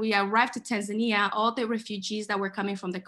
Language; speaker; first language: English; non-native, fluent; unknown